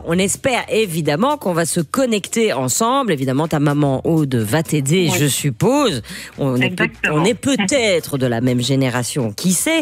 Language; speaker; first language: French; native; French